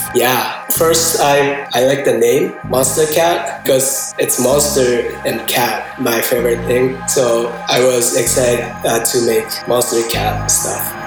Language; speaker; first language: English; non-native, learner; Japanese